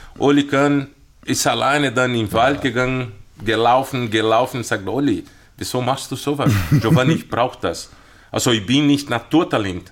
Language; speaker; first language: German; non-native, fluent; Portuguese